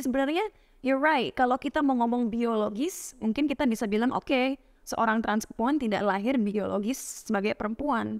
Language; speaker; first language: Indonesian; native; Indonesian